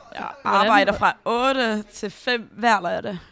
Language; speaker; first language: Danish; early bilingual, heritage; Danish